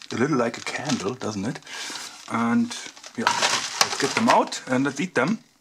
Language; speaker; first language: English; non-native, fluent; German